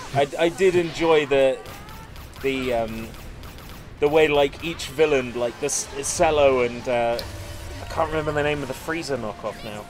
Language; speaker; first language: English; native; English